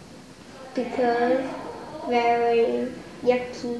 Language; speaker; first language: English; non-native, learner; Vietnamese